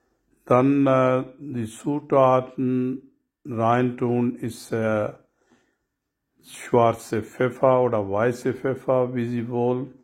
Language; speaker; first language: German; non-native, learner; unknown